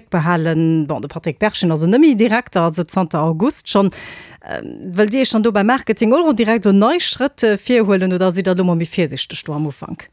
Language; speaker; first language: Luxembourgish; native; Luxembourgish